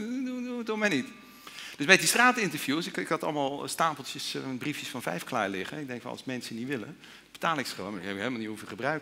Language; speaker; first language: Dutch; native; Dutch